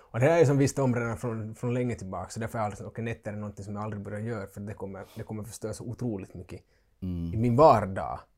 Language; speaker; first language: Swedish; native; Swedish